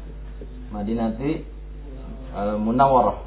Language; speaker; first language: Arabic; non-native, fluent; Indonesian